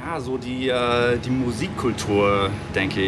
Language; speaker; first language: German; non-native, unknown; English